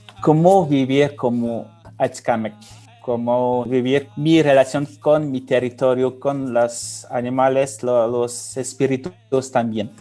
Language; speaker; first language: Spanish; non-native, learner; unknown